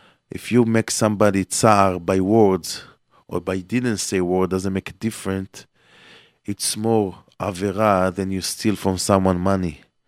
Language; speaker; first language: English; non-native, fluent; Hebrew